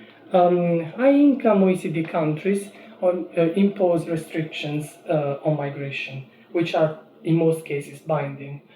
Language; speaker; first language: English; non-native, fluent; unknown